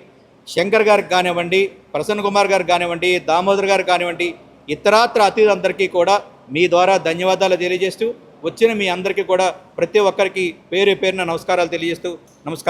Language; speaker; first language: Telugu; native; Telugu